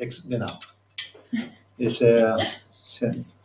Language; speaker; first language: German; non-native, learner; Spanish